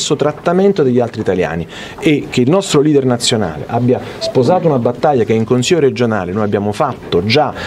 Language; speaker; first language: Italian; native; Italian